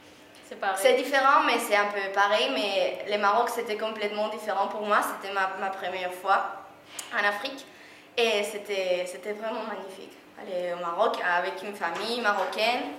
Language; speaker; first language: French; non-native, learner; Spanish